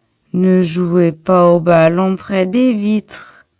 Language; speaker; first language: French; non-native, local second language; Arabic